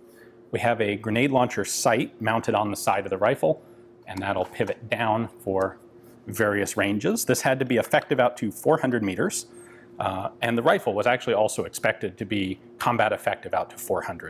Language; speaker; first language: English; native; English